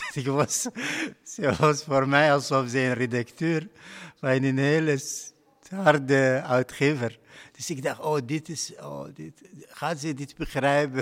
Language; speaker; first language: Dutch; non-native, fluent; Arabic